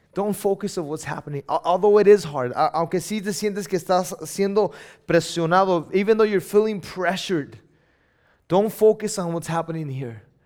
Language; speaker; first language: English; early bilingual, other home language; Spanish